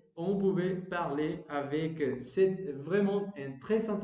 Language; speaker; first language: French; non-native, learner; Spanish